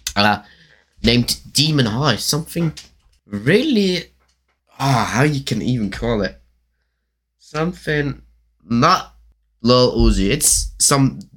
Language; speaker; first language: English; non-native, learner; German